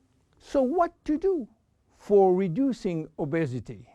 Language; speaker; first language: English; non-native, fluent; French